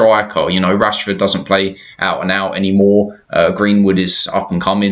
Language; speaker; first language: English; native; English